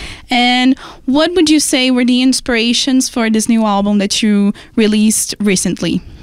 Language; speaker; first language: English; non-native, fluent; Portuguese